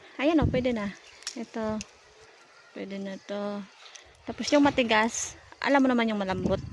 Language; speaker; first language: Filipino; non-native, local second language; Hiligaynon